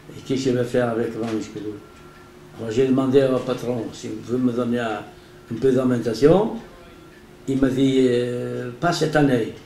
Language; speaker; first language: French; non-native, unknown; Portuguese